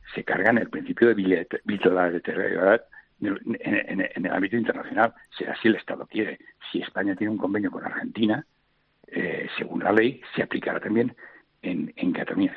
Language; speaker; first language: Spanish; non-native, local second language; Catalan